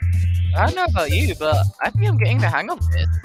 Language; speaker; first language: English; native; English